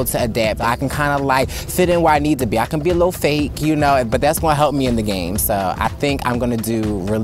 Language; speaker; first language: English; native; English